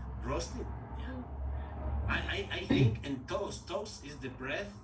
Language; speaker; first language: English; non-native, learner; Spanish